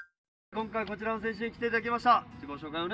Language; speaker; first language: Japanese; native; Japanese